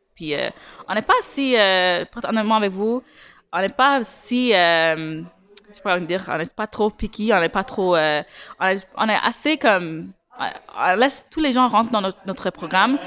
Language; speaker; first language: French; native; French